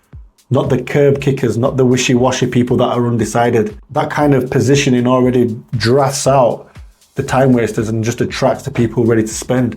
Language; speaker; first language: English; native; English